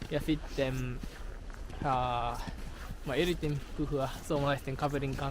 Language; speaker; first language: Finnish; non-native, learner; Japanese